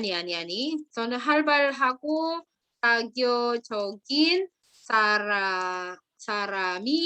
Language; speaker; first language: Korean; non-native, fluent; Indonesian